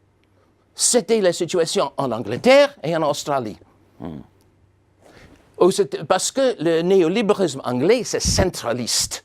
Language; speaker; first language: French; non-native, fluent; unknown